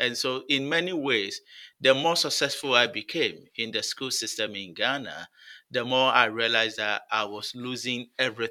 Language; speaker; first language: English; non-native, local second language; Akan